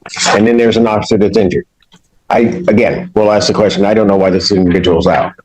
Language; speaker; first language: English; native; English